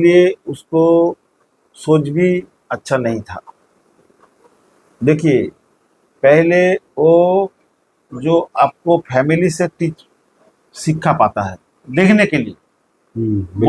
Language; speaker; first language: Hindi; non-native, local second language; Bangla